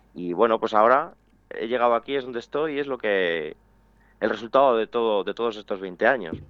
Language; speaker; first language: Spanish; native; Spanish